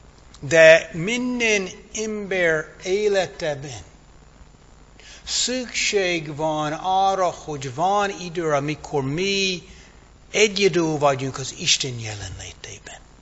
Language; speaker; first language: Hungarian; non-native, fluent; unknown